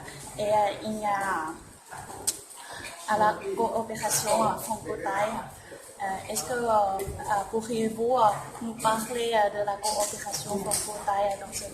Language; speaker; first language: French; non-native, learner; Thai